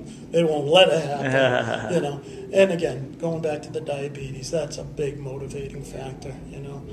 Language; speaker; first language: English; native; English